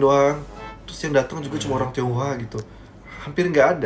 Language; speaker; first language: Indonesian; native; Indonesian